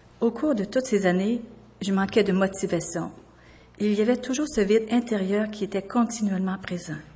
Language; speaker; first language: French; native; French